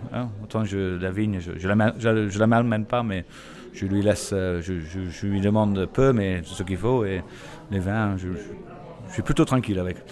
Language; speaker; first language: French; non-native, fluent; English